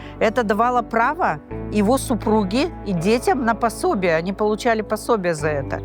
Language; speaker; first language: Russian; non-native, local second language; Gagauz